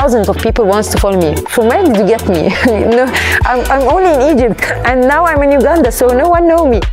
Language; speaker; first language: English; non-native, fluent; Arabic